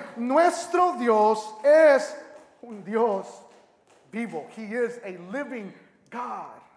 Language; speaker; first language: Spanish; early bilingual, heritage; Spanish